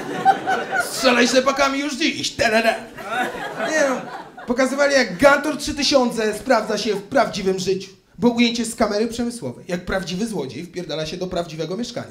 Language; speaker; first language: Polish; native; Polish